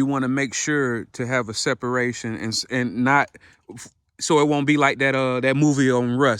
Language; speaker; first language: English; native; English